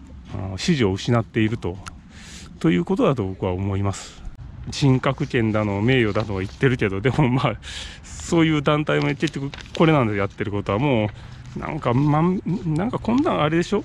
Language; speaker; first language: Japanese; native; Japanese